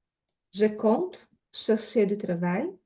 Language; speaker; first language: French; non-native, learner; Portuguese